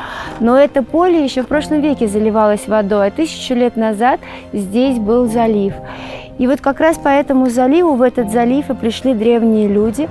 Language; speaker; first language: Russian; native; Russian